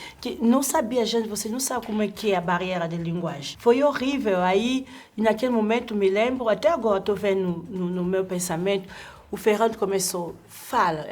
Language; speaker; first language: Portuguese; native; Portuguese